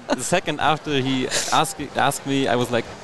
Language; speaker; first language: English; non-native, fluent; German